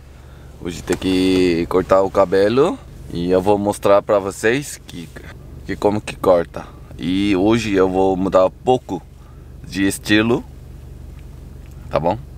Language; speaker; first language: Portuguese; non-native, learner; Korean